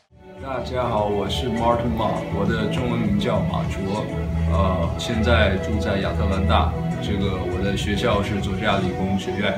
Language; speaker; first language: Chinese; early bilingual, other home language; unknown